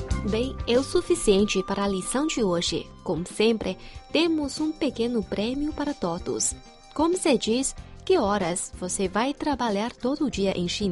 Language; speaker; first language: Portuguese; non-native, fluent; Chinese